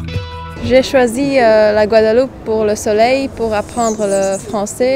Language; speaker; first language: French; non-native, learner; Finnish